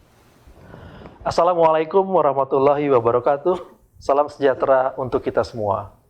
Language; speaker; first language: Indonesian; native; Indonesian